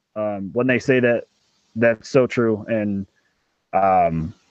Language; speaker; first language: English; native; English